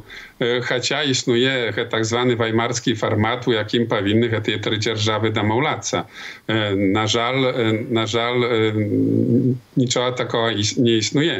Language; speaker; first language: Polish; non-native, local second language; Belarusian